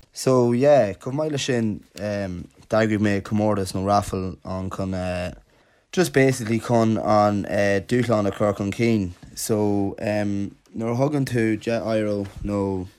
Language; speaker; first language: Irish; non-native, local second language; English